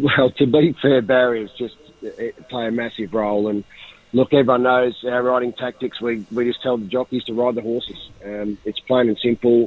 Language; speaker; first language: English; native; English